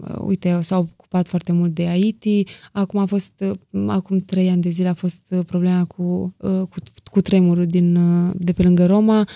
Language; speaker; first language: Romanian; native; Romanian